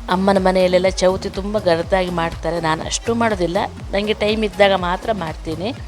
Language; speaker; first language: Kannada; non-native, local second language; Tulu